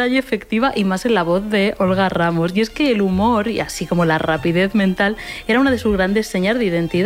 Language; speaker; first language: Spanish; native; Spanish